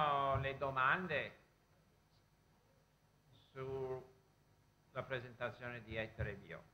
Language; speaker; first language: Italian; non-native, fluent; English